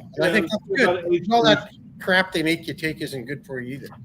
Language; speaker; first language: English; native; English